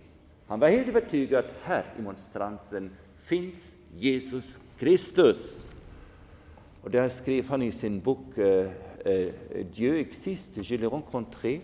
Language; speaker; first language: Swedish; non-native, fluent; German